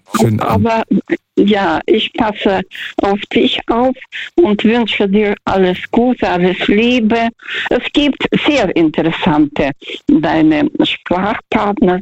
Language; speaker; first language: German; non-native, fluent; Russian